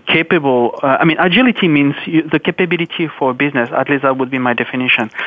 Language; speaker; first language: English; non-native, fluent; French